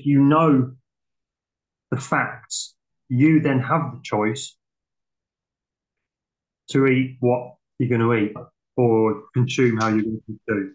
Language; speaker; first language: English; native; English